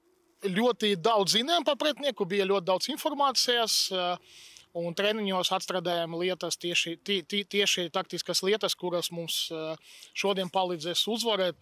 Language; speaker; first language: Latvian; non-native, local second language; Russian